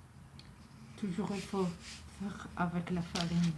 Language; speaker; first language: French; non-native, local second language; Arabic